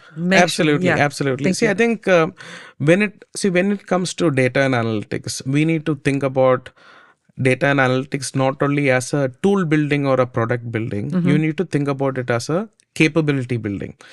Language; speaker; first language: English; non-native, local second language; Malayalam